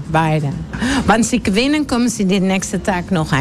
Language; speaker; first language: German; non-native, learner; Dutch